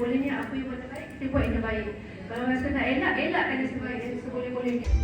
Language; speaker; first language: Malay; native; Malay